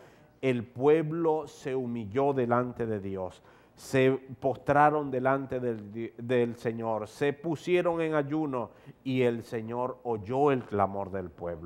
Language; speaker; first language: Spanish; native; Spanish